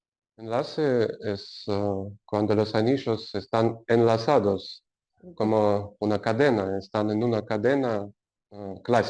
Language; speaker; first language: Spanish; non-native, learner; Russian